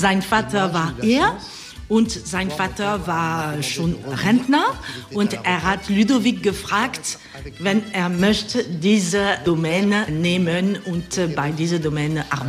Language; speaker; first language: German; non-native, learner; French